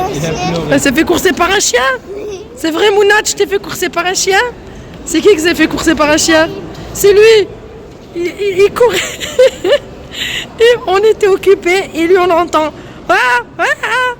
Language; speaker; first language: French; native; French